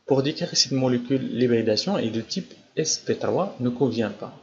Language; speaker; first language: French; non-native, local second language; Arabic